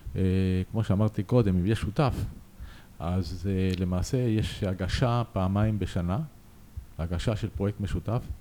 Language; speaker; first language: Hebrew; early bilingual, other home language; Spanish